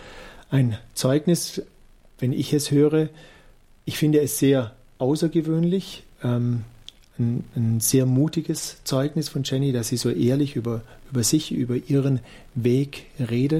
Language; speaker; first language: German; native; German